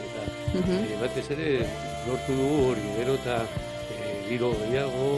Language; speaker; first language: Basque; non-native, local second language; Spanish